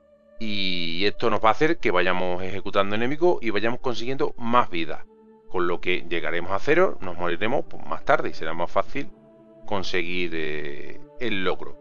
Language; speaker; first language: Spanish; native; Spanish